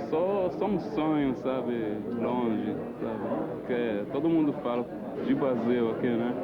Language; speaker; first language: Portuguese; early bilingual, heritage; Portuguese